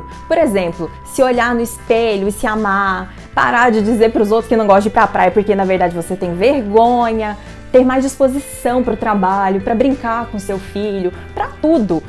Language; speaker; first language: Portuguese; native; Portuguese